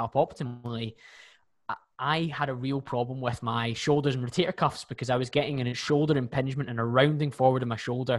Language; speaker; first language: English; native; English